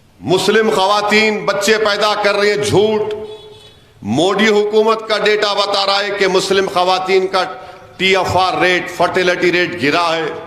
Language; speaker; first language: Urdu; native; Urdu